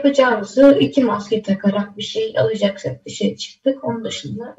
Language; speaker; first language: Turkish; early bilingual, other home language; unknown